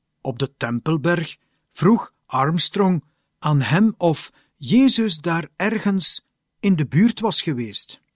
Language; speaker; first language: Dutch; native; Dutch